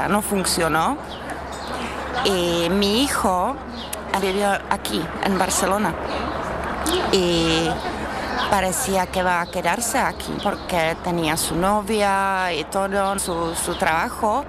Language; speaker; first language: Spanish; non-native, fluent; Czech